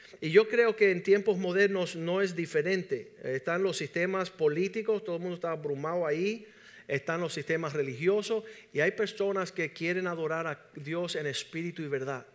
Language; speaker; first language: Spanish; native; Spanish